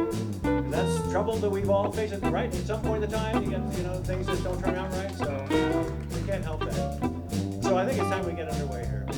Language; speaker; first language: English; native; English